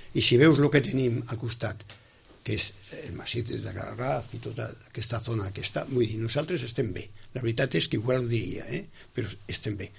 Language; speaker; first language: Catalan; non-native, local second language; Spanish